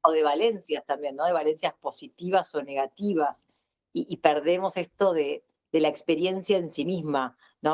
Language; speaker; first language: Spanish; native; Spanish